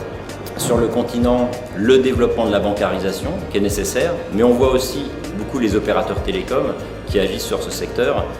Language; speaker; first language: French; native; French